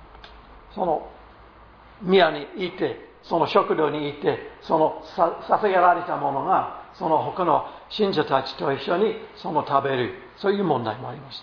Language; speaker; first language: Japanese; non-native, fluent; English